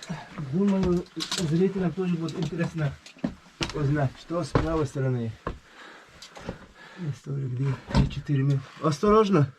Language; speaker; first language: Russian; non-native, local second language; Chechen